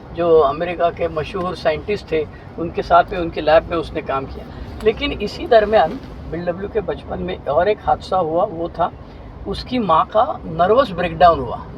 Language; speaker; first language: Hindi; non-native, local second language; Marathi